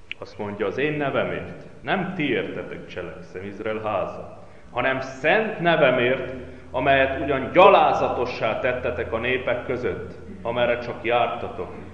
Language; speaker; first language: Hungarian; native; Hungarian